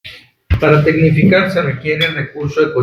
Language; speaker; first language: Spanish; native; Spanish